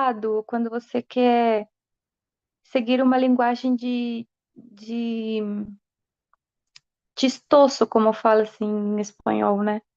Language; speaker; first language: Portuguese; non-native, fluent; Spanish